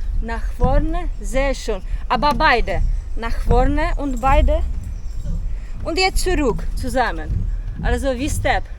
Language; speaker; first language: German; non-native, learner; Ukrainian